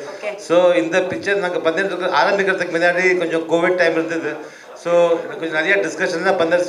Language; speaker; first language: Tamil; early bilingual, other home language; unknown